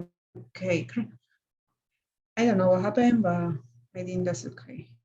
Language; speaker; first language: English; non-native, learner; Spanish